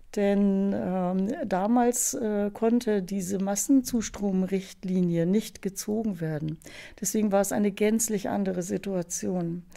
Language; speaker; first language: German; native; German